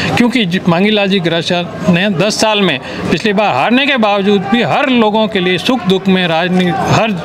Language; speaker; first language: Hindi; native; Hindi